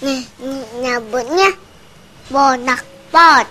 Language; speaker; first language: Indonesian; native; Indonesian